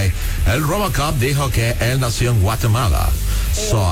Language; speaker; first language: Spanish; non-native, learner; English